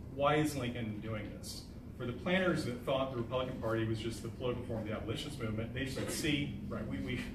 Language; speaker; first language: English; native; English